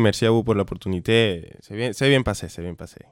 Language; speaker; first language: French; non-native, learner; Spanish